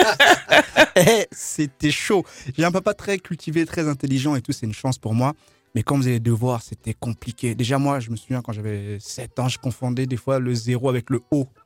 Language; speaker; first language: French; early bilingual, other home language; Lingala